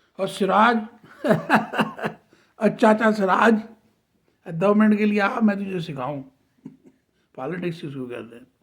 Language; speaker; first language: Urdu; native; Urdu